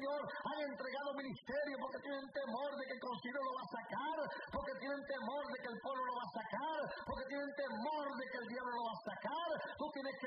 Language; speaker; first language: Spanish; native; Spanish